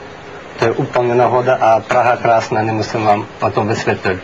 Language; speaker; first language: Czech; non-native, learner; Russian